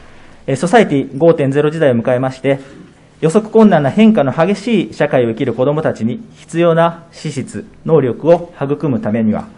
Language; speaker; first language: Japanese; native; Japanese